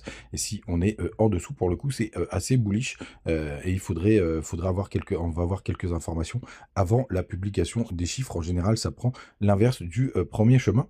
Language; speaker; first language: French; native; French